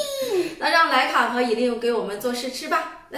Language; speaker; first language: Chinese; native; Chinese